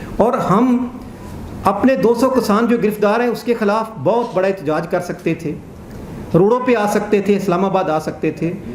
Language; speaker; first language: Urdu; non-native, local second language; Punjabi